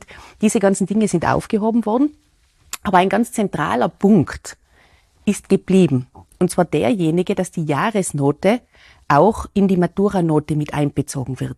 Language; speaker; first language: German; native; German